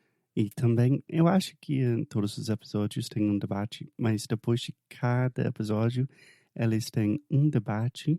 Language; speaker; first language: Portuguese; non-native, fluent; English